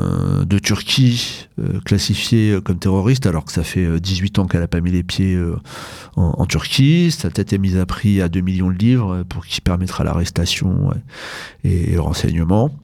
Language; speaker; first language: French; native; French